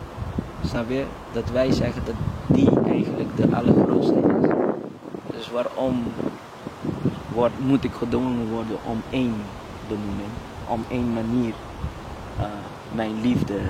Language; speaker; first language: Dutch; non-native, local second language; Papiamento